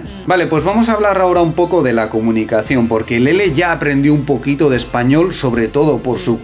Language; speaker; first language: Spanish; native; Spanish